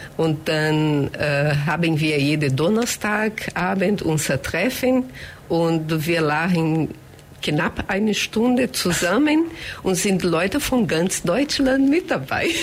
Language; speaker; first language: German; non-native, fluent; Portuguese